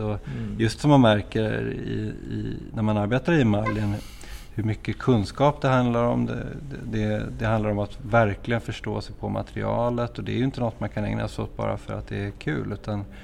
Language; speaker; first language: Swedish; native; Swedish